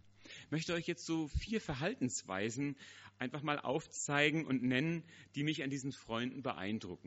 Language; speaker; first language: German; native; German